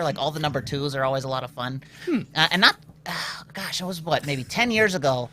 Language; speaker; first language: English; native; English